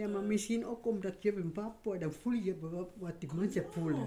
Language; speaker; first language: Dutch; non-native, learner; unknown